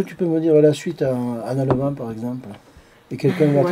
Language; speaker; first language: French; native; French